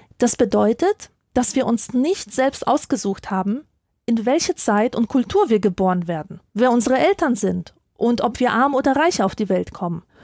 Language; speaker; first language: German; early bilingual, other home language; Polish